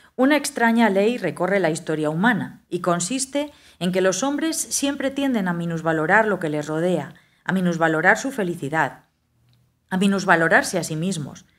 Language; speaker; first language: Spanish; native; Spanish